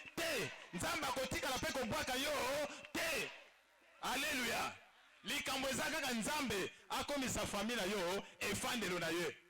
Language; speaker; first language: Lingala; native; Lingala